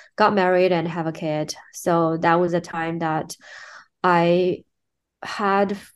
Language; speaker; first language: English; non-native, fluent; Chinese